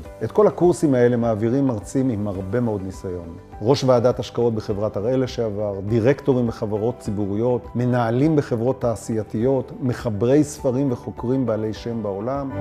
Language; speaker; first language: Hebrew; native; Hebrew